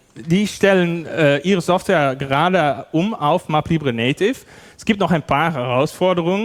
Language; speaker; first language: German; non-native, fluent; Dutch